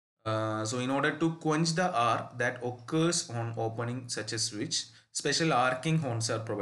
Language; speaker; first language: English; non-native, local second language; Malayalam